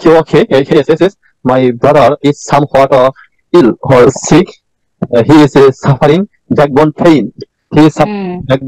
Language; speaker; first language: English; non-native, learner; Bangla